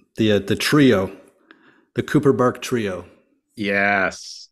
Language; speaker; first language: English; native; English